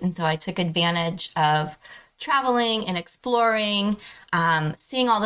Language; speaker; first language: English; native; English